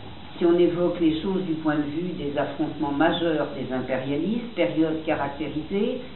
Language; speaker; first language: French; native; French